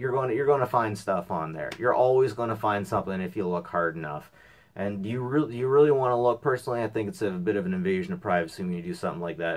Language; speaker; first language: English; native; English